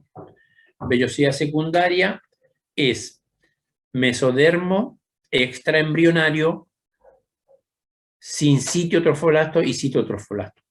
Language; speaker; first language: Spanish; native; Spanish